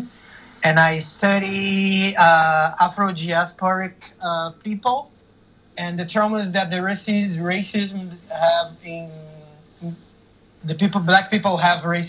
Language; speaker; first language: English; non-native, learner; Portuguese